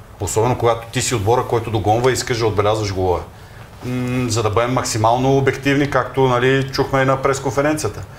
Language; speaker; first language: Bulgarian; native; Bulgarian